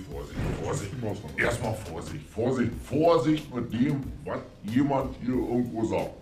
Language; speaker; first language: German; native; German